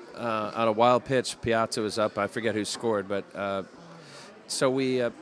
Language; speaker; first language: English; native; English